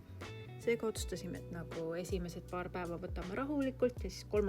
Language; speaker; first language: Estonian; native; Estonian